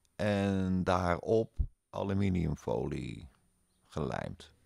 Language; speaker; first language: Dutch; native; Dutch